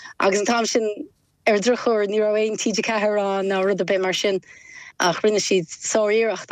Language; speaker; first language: Irish; non-native, local second language; English